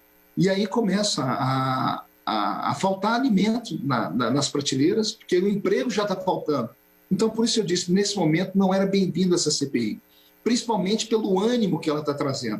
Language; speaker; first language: Portuguese; native; Portuguese